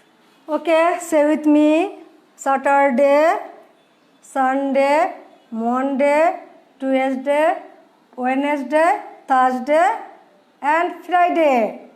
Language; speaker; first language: English; non-native, learner; Bangla